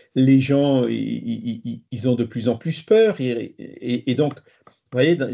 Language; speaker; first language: French; native; French